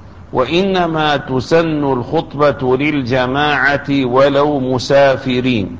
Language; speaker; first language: Arabic; native; Arabic